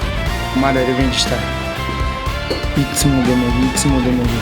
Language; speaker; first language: Japanese; non-native, learner; Portuguese